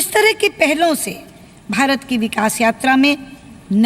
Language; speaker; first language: Hindi; native; Hindi